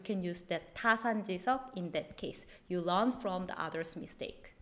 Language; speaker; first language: English; non-native, fluent; Korean